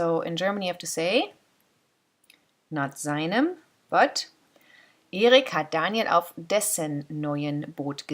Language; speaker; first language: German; non-native, fluent; English